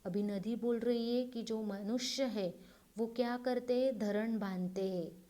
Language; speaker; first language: Hindi; non-native, local second language; Marathi